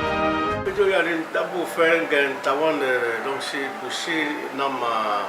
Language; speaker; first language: Chinese; non-native, learner; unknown